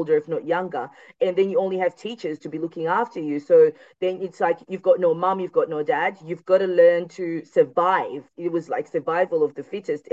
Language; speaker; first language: English; non-native, local second language; Shona